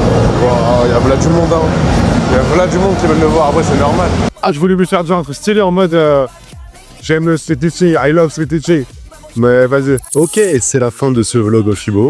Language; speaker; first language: French; native; French